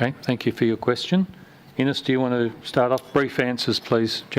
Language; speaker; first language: English; native; English